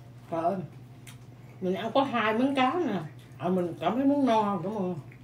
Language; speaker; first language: Vietnamese; native; Vietnamese